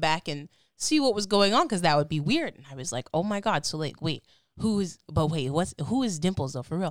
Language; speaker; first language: English; native; English